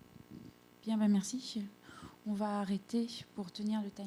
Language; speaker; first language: French; native; French